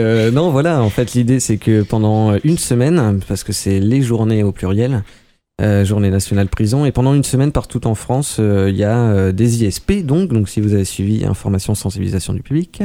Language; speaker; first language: French; native; French